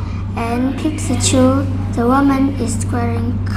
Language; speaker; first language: English; non-native, learner; Vietnamese